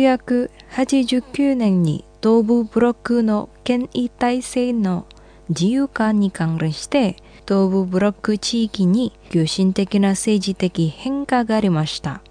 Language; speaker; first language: Japanese; non-native, fluent; Indonesian